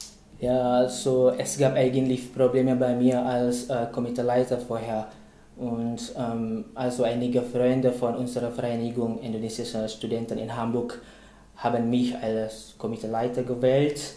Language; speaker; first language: German; non-native, fluent; Indonesian